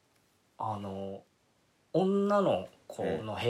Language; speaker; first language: Japanese; native; Japanese